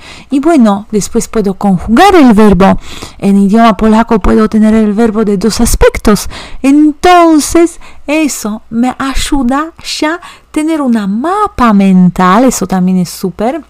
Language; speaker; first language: Spanish; non-native, fluent; Polish